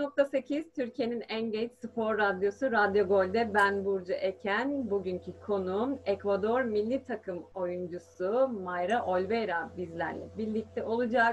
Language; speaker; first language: Turkish; native; Turkish